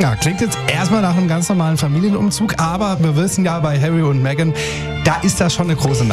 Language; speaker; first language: German; native; German